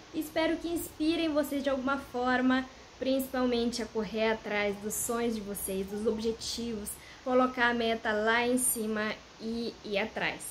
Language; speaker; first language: Portuguese; non-native, fluent; Romanian